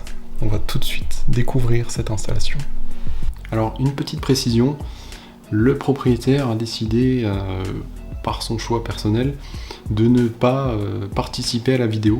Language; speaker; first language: French; native; French